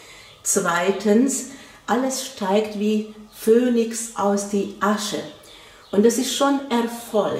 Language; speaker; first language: German; non-native, fluent; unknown